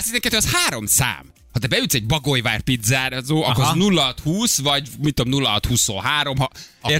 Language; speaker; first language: Hungarian; native; Hungarian